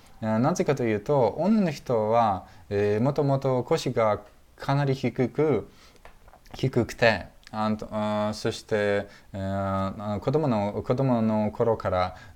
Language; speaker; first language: Japanese; non-native, fluent; Russian